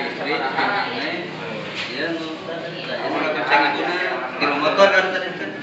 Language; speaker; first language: Indonesian; non-native, local second language; Sundanese